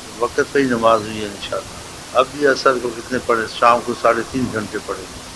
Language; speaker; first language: Urdu; non-native, local second language; Saraiki